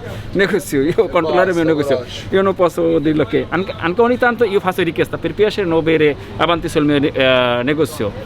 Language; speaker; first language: Italian; non-native, learner; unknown